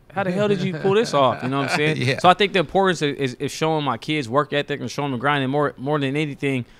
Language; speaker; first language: English; native; English